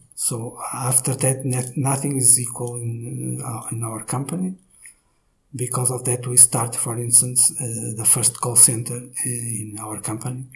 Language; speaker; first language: English; non-native, fluent; Portuguese